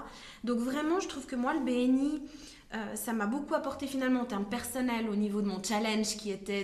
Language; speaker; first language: French; native; French